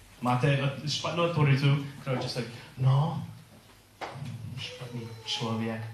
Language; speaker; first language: Czech; non-native, learner; English